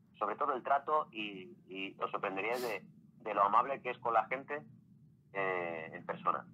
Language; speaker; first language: Spanish; native; Spanish